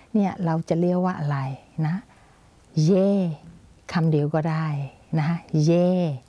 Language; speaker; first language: Thai; non-native, fluent; Burmese